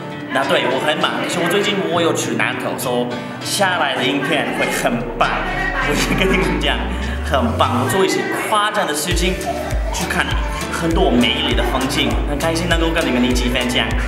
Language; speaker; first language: Chinese; non-native, learner; English